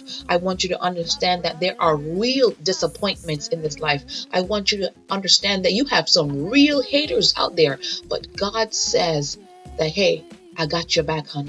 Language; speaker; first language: English; native; English